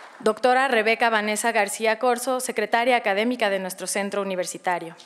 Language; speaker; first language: Spanish; native; Spanish